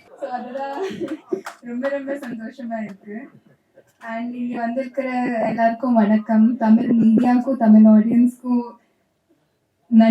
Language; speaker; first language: Tamil; non-native, local second language; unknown